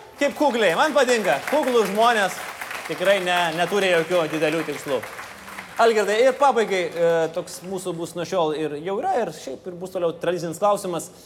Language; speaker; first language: Lithuanian; early bilingual, other home language; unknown